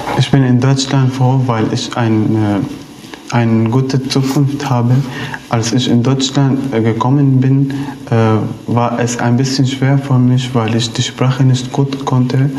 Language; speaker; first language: German; non-native, learner; Arabic